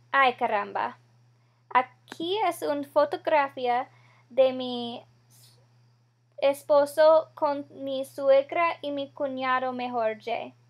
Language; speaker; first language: Spanish; non-native, learner; English